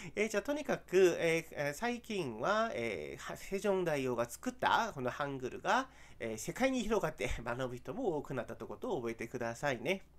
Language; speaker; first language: Japanese; non-native, fluent; Korean